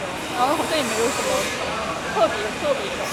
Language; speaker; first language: Chinese; native; Chinese